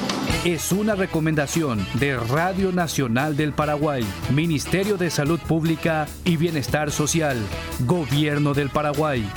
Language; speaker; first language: Spanish; native; Spanish